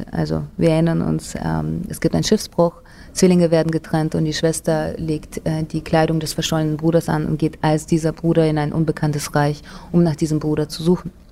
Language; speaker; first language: German; early bilingual, other home language; Russian